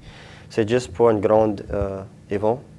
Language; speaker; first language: French; non-native, local second language; English